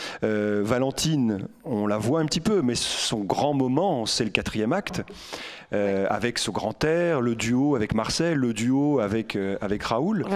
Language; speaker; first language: French; native; French